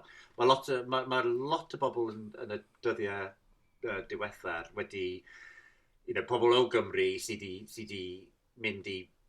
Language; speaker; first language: Welsh; non-native, fluent; English